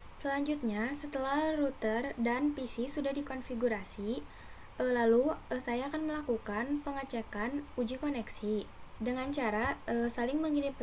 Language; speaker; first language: Indonesian; native; Indonesian